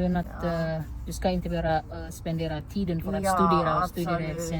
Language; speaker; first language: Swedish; non-native, learner; Indonesian